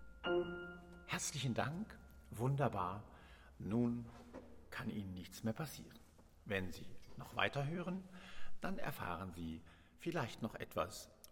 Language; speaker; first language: German; native; German